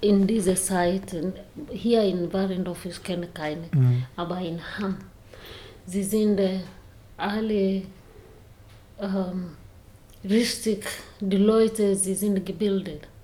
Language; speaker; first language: German; non-native, learner; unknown